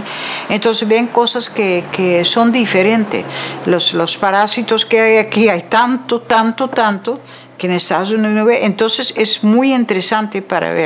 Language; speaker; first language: Spanish; non-native, fluent; Dutch